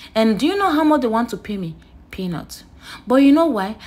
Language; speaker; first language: English; non-native, local second language; Igbo